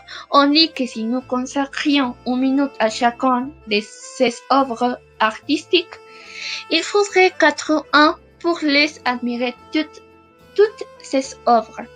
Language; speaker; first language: French; non-native, learner; Spanish